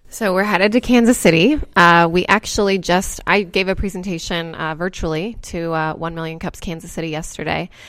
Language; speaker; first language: English; native; English